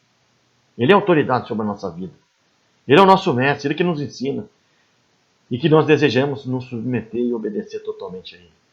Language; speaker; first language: Portuguese; native; Portuguese